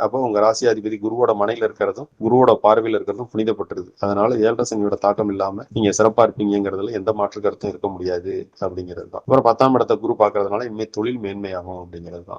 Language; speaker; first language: Tamil; native; Tamil